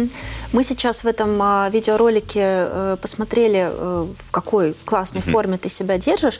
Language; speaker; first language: Russian; native; Russian